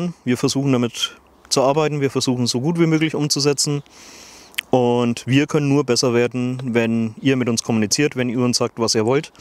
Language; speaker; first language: German; native; German